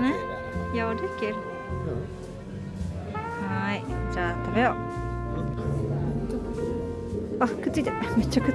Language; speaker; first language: Swedish; non-native, learner; Japanese